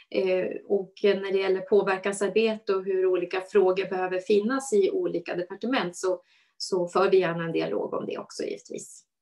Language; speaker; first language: Swedish; native; Swedish